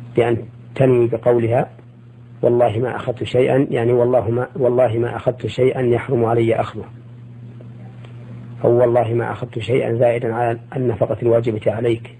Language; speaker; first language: Arabic; native; Arabic